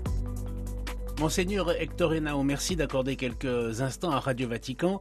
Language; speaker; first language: French; native; French